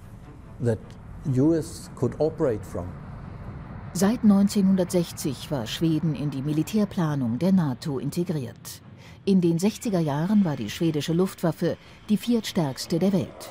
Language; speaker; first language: German; native; German